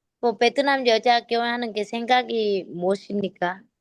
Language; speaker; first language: Korean; non-native, learner; Vietnamese